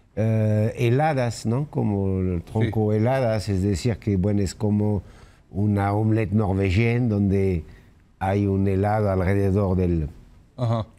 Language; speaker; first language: Spanish; non-native, fluent; French